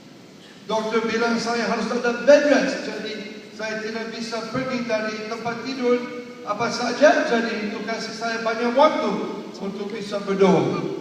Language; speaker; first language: Indonesian; non-native, learner; English